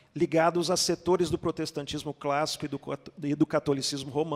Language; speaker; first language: Portuguese; native; Portuguese